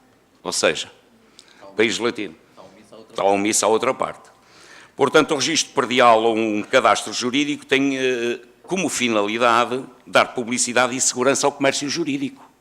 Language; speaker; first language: Portuguese; native; Portuguese